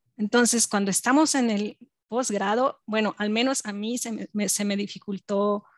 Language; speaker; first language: Spanish; native; Spanish